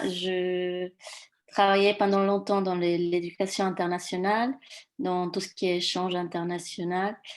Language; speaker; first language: French; non-native, fluent; Spanish